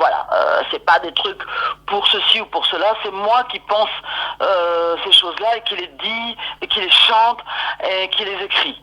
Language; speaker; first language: French; native; French